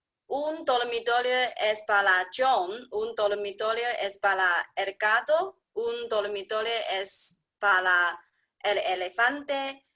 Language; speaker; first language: Spanish; non-native, learner; English